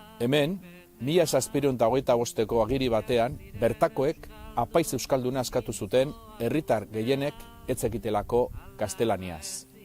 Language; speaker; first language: Basque; non-native, local second language; Spanish